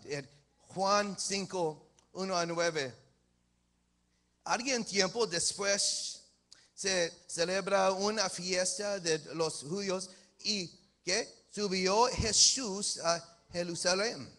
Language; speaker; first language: Spanish; early bilingual, heritage; English